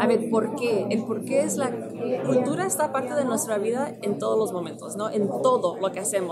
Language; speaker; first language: Spanish; early bilingual, heritage; Spanish